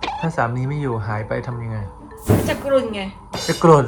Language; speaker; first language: Thai; native; Thai